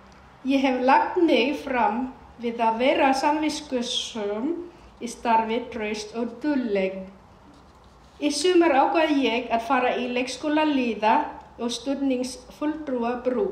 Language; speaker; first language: Icelandic; non-native, fluent; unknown